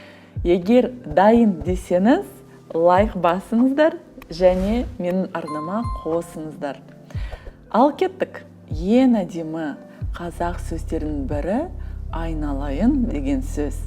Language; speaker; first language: Kazakh; non-native, learner; Russian